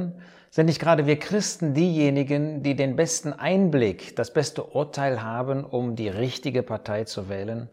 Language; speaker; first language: German; native; German